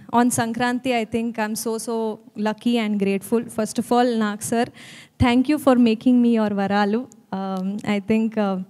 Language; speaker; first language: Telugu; non-native, learner; Kannada